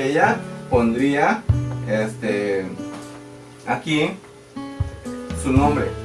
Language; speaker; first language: Spanish; non-native, local second language; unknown